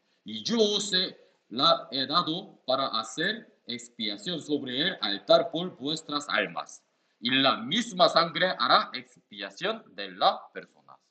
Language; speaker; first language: Spanish; non-native, learner; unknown